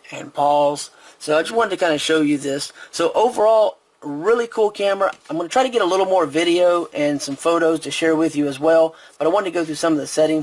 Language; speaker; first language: English; native; English